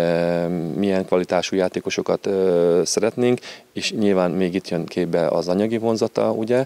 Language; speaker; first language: Hungarian; native; Hungarian